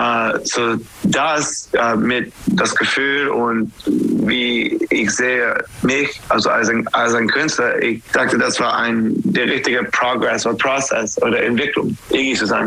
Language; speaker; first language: German; non-native, learner; English